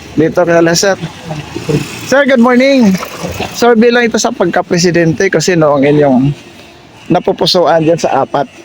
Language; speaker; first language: Filipino; native; Filipino